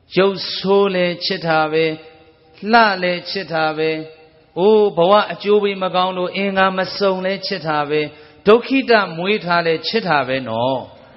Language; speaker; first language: Burmese; native; Burmese